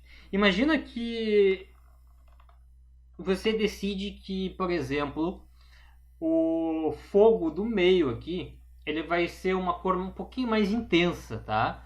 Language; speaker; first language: Portuguese; native; Portuguese